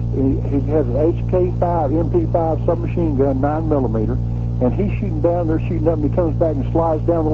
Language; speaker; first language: English; native; English